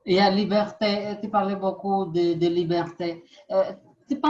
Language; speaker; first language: French; non-native, learner; Portuguese